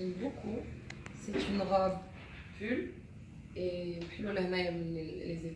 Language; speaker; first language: French; non-native, local second language; Arabic